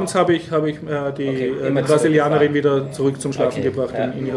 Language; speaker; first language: German; native; German